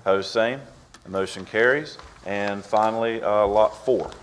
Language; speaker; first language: English; native; English